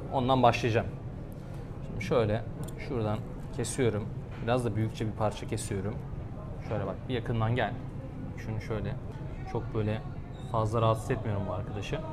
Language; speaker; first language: Turkish; native; Turkish